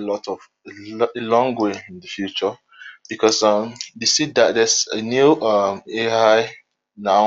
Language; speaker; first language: English; non-native, local second language; Yoruba